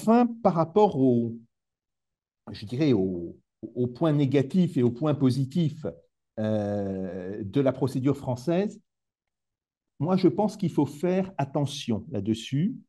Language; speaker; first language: French; native; French